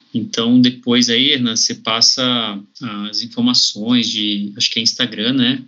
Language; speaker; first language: Portuguese; native; Portuguese